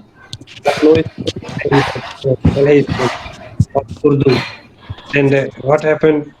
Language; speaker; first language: English; non-native, local second language; Urdu